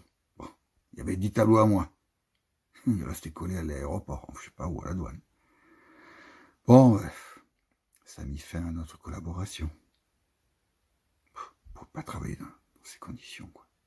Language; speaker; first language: French; native; French